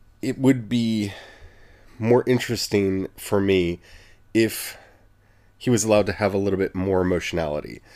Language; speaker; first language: English; native; English